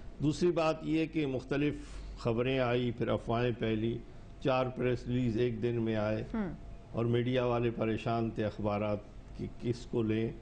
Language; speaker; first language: Urdu; non-native, local second language; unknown